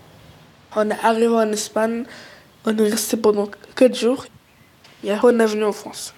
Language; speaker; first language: French; early bilingual, other home language; Arabic